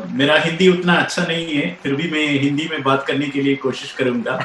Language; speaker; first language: Hindi; non-native, local second language; Malayalam